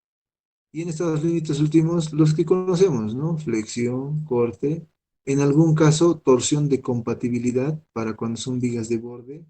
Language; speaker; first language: Spanish; native; Spanish